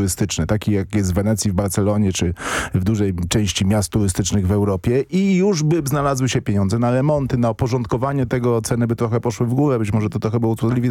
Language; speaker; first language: Polish; native; Polish